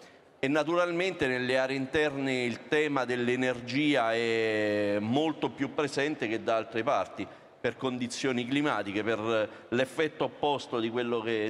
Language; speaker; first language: Italian; native; Italian